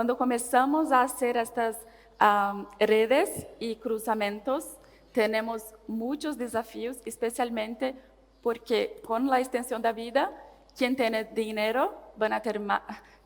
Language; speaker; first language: Spanish; non-native, learner; Portuguese